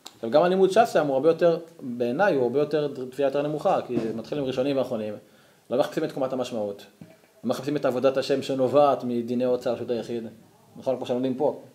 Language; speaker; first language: Hebrew; native; Hebrew